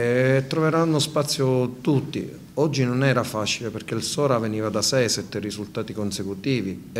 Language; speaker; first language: Italian; native; Italian